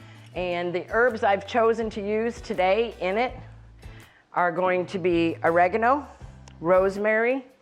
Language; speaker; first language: English; native; English